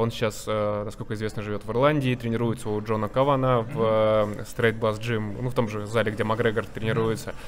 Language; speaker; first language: Russian; native; Russian